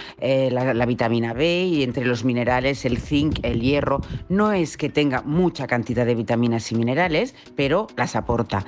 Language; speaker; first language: Spanish; native; Spanish